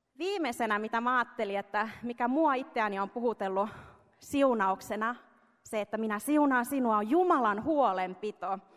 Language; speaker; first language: Finnish; early bilingual, heritage; Finnish